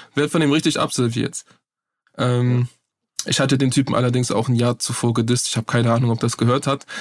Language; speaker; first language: German; native; German